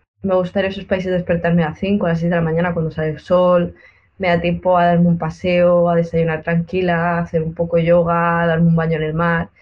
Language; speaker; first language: Spanish; native; Spanish